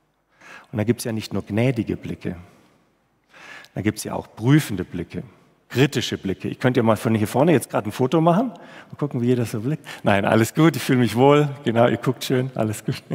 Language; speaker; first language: German; native; German